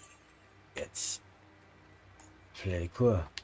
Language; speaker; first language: German; native; German